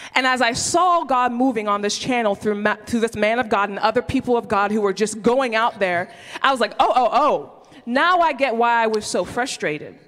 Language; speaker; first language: English; early bilingual, other home language; Yoruba